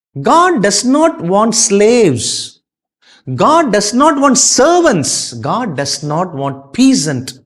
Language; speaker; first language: English; non-native, local second language; Tamil